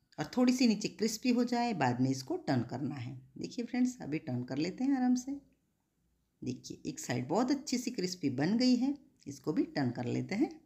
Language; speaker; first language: Hindi; non-native, local second language; Gujarati